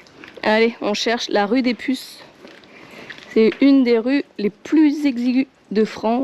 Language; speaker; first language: French; native; French